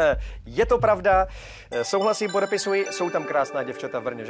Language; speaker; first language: Czech; native; Czech